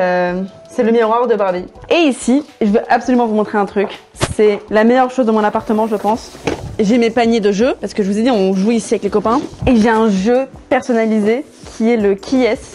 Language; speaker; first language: French; native; French